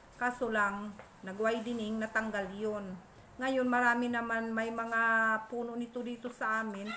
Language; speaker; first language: Filipino; non-native, local second language; Masbatenyo